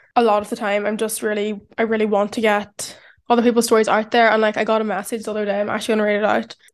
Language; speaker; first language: English; native; English